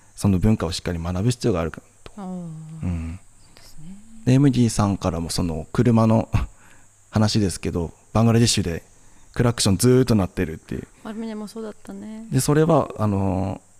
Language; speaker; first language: Japanese; native; Japanese